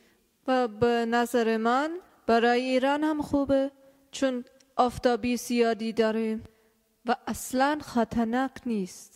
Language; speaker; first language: Persian; early bilingual, heritage; German